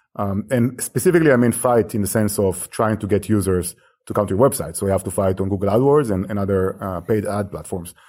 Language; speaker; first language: English; non-native, fluent; Hebrew